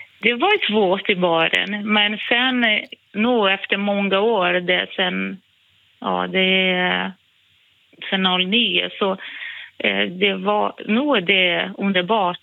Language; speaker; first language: Swedish; non-native, fluent; Portuguese